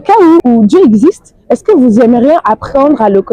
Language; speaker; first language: French; native; French